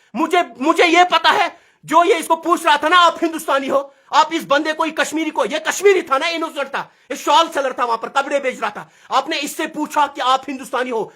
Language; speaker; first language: Urdu; non-native, local second language; Kashmiri